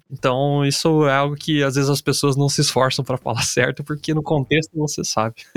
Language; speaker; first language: Portuguese; native; Portuguese